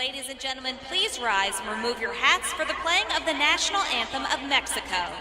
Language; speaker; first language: English; native; English